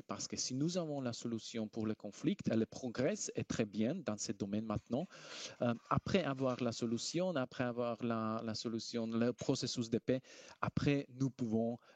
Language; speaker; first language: French; non-native, fluent; Slovak